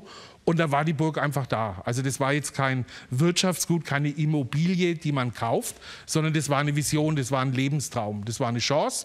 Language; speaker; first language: German; native; German